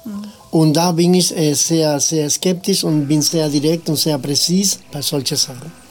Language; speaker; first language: German; non-native, fluent; Spanish